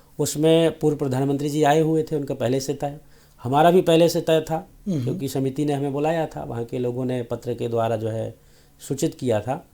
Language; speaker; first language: Hindi; native; Hindi